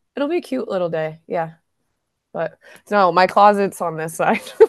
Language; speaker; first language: English; native; English